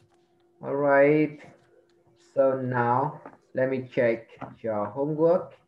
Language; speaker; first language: English; non-native, learner; Vietnamese